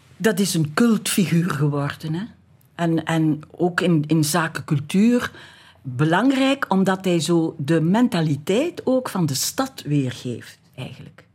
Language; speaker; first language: Dutch; native; Dutch